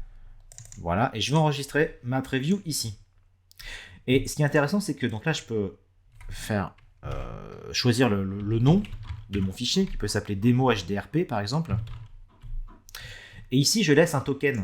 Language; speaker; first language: French; native; French